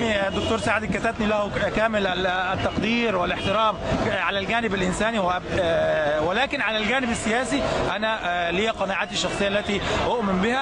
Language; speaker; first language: Arabic; native; Arabic